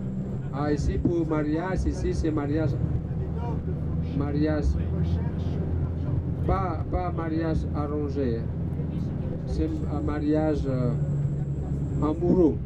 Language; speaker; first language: French; non-native, learner; Balinese